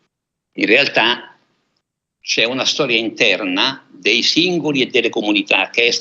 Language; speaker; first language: Italian; native; Italian